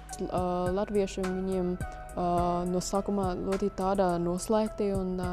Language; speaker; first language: Latvian; early bilingual, other home language; Vietnamese